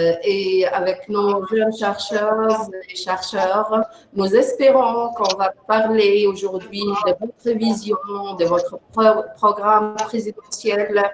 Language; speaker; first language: French; non-native, local second language; Arabic